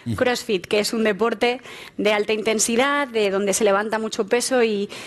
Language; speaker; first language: Spanish; native; Spanish